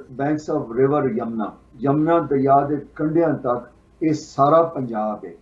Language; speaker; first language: Urdu; non-native, local second language; Punjabi